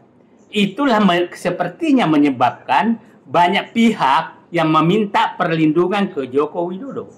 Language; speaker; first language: Indonesian; native; Indonesian